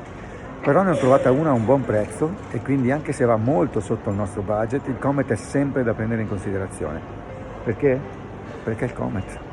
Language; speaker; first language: Italian; native; Italian